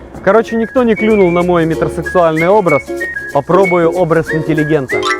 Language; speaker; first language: Russian; native; Russian